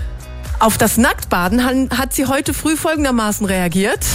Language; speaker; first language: German; native; German